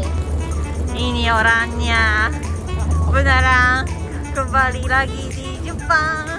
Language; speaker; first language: Indonesian; non-native, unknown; Japanese